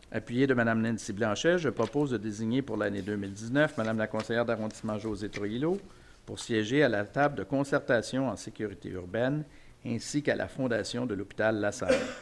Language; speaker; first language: French; native; French